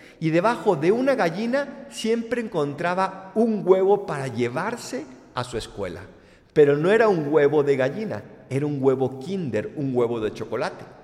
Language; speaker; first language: Spanish; native; Spanish